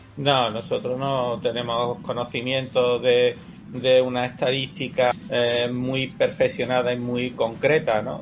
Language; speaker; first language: Spanish; native; Spanish